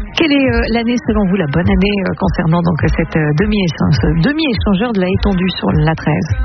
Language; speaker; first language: French; native; French